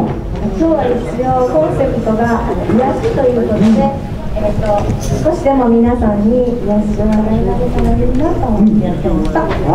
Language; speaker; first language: Japanese; native; Japanese